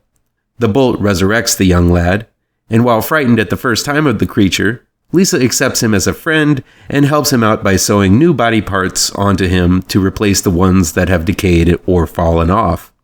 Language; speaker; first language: English; native; English